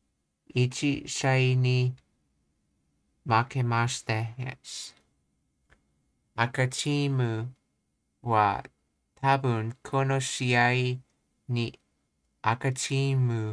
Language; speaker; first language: Japanese; non-native, learner; English